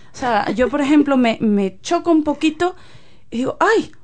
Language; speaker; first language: Spanish; native; Spanish